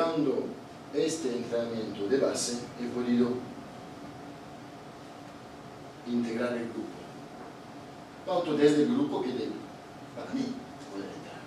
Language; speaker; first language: Spanish; non-native, fluent; Italian